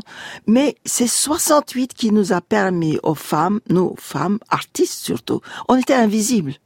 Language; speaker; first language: French; non-native, fluent; Turkish